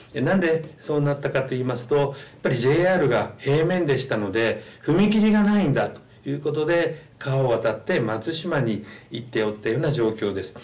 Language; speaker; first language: Japanese; native; Japanese